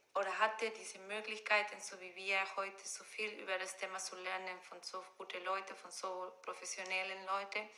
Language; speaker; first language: German; non-native, fluent; Spanish